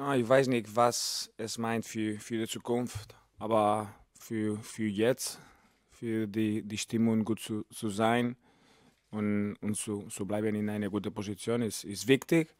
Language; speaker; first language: German; non-native, learner; Spanish